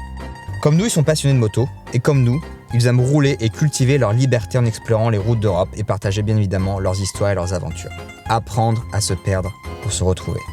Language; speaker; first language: French; native; French